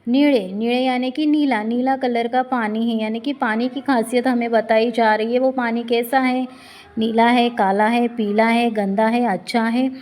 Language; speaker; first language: Hindi; non-native, local second language; Marathi